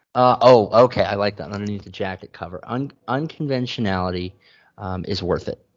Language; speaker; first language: English; native; English